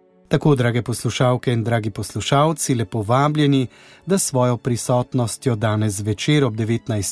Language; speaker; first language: Slovenian; native; Slovenian